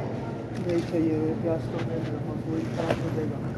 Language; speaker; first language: Hindi; non-native, local second language; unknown